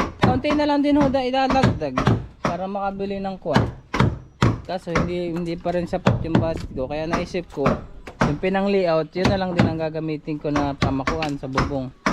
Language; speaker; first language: Filipino; native; Filipino